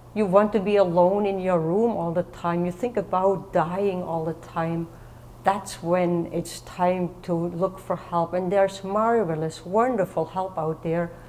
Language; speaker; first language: English; non-native, fluent; German